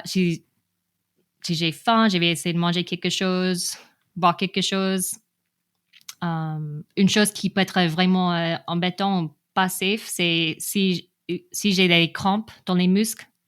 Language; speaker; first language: French; non-native, fluent; English